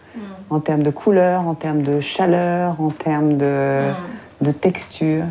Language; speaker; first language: French; native; French